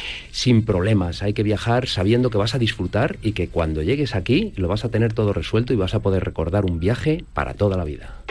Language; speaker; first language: Spanish; native; Spanish